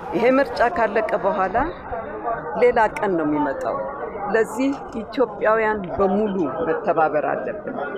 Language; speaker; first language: Amharic; native; Amharic